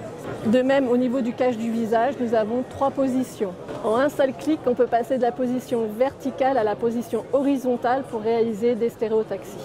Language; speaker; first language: French; native; French